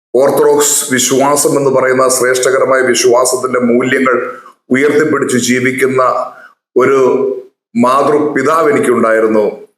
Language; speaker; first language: Malayalam; native; Malayalam